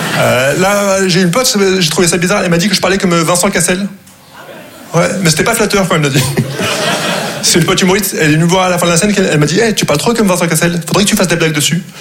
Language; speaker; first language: French; non-native, local second language; Arabic